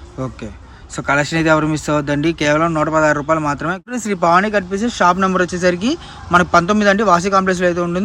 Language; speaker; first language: Telugu; native; Telugu